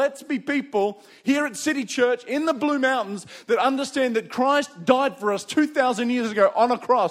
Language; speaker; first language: English; native; English